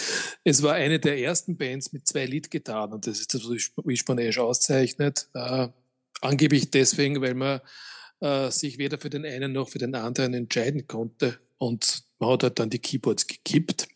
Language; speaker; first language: German; native; German